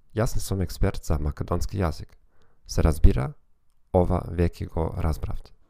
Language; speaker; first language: Macedonian; non-native, learner; German